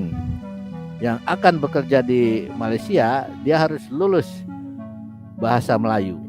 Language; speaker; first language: Indonesian; native; Indonesian